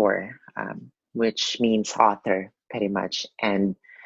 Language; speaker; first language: English; non-native, local second language; Cebuano